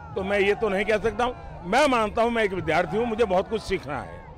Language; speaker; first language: Hindi; non-native, local second language; Gujarati